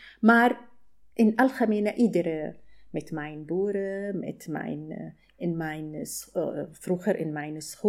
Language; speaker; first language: Dutch; non-native, learner; Arabic